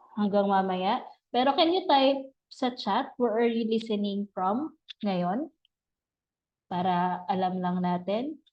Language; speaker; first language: Filipino; native; Filipino